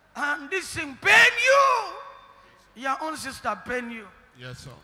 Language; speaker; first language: English; non-native, local second language; Ibibio